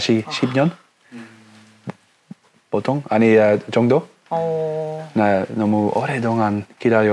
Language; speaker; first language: Korean; non-native, learner; Dutch